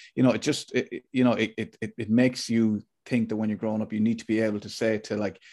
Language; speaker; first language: English; native; English